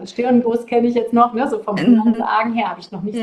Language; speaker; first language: German; native; German